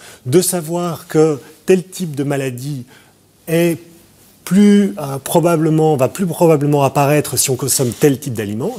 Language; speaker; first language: French; native; French